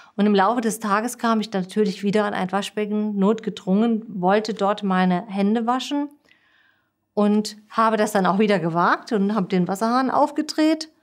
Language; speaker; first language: German; native; German